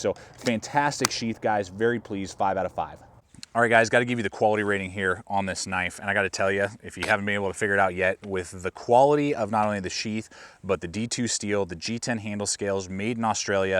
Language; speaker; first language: English; native; English